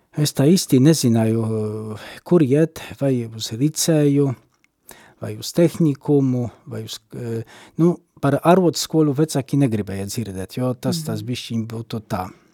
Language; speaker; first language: Latvian; non-native, fluent; Polish